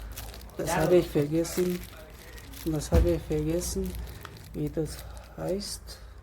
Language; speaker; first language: German; non-native, learner; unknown